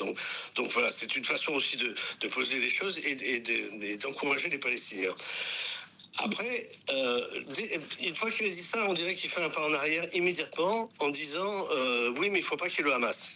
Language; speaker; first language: French; native; French